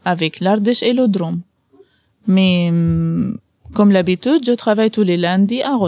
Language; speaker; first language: French; non-native, learner; Arabic